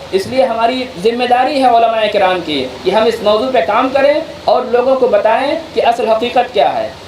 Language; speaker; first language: Urdu; native; Urdu